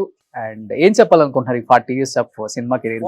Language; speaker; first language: Telugu; native; Telugu